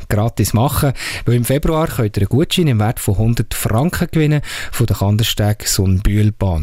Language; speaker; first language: German; native; German